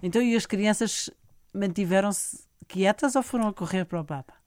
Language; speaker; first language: Portuguese; native; Portuguese